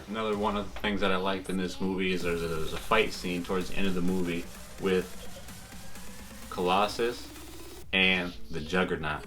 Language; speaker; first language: English; native; English